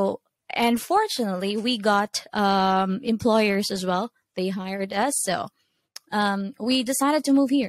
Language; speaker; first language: English; non-native, local second language; Cebuano